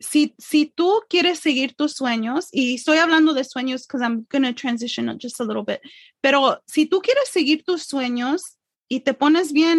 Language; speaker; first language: Spanish; early bilingual, heritage; English